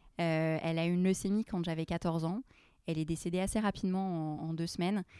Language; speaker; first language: French; early bilingual, other home language; Arabic